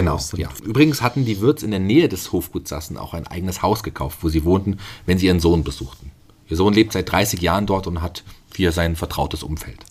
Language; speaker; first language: German; native; German